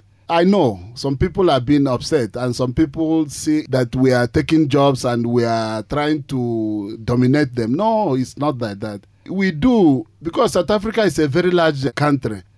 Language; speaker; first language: English; non-native, local second language; Igbo